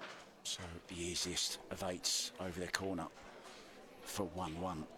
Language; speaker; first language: English; native; English